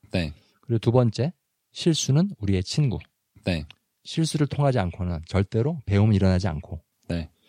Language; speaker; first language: Korean; native; Korean